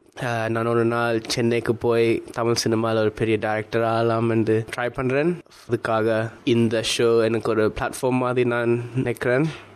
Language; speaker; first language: Tamil; early bilingual, other home language; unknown